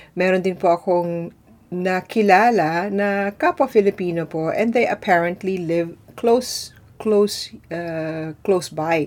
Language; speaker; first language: English; non-native, local second language; Filipino